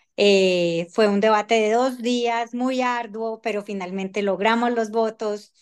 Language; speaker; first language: Spanish; native; Spanish